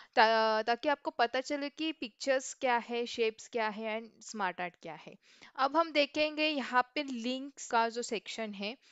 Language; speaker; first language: Hindi; non-native, local second language; Marathi